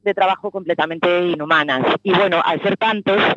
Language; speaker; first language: Spanish; native; Spanish